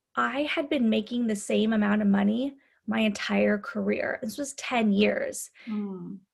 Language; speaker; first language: English; native; English